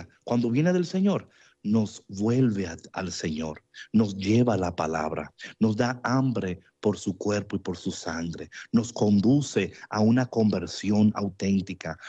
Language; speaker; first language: Spanish; native; Spanish